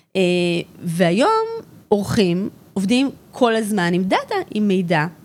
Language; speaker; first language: Hebrew; native; Hebrew